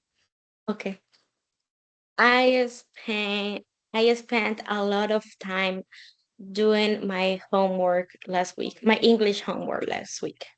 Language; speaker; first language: English; non-native, learner; Spanish